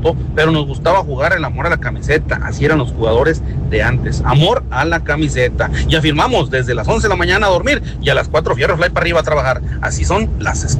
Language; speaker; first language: Spanish; native; Spanish